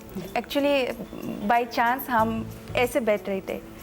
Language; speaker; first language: Hindi; non-native, fluent; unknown